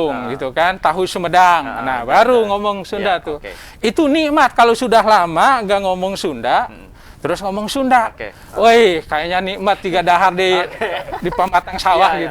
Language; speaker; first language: Indonesian; non-native, local second language; Sundanese